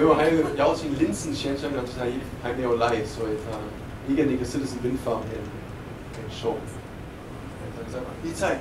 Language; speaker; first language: Chinese; non-native, fluent; German